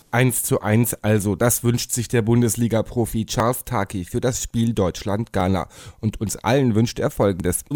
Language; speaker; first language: German; native; German